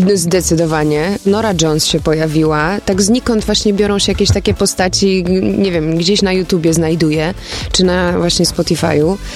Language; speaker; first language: Polish; early bilingual, heritage; Polish